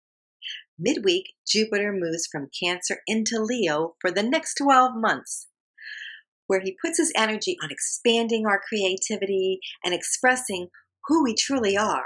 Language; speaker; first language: English; native; English